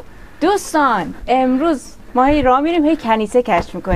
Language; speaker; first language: Persian; native; Persian